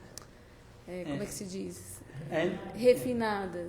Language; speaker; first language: Portuguese; native; Portuguese